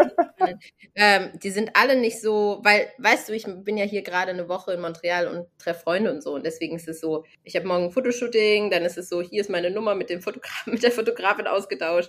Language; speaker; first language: German; native; German